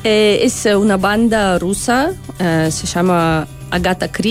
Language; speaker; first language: Spanish; non-native, learner; Russian